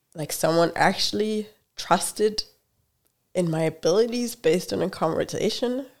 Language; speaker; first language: English; non-native, fluent; Hungarian